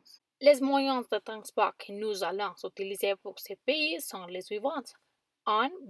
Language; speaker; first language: French; non-native, learner; Spanish